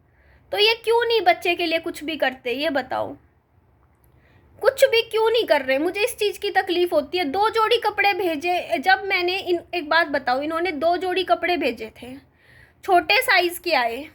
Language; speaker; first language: Hindi; native; Hindi